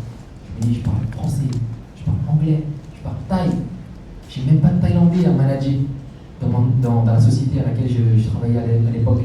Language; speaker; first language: French; native; French